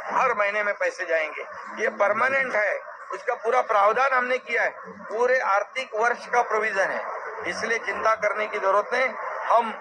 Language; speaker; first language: Hindi; non-native, local second language; Marathi